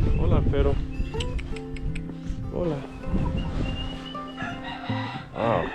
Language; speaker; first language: Spanish; non-native, learner; English